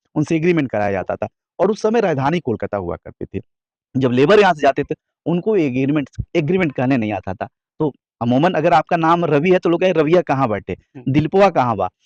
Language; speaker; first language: Hindi; native; Hindi